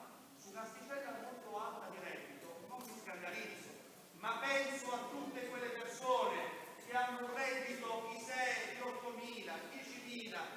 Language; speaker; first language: Italian; native; Italian